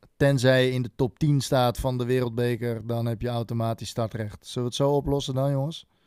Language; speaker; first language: Dutch; native; Dutch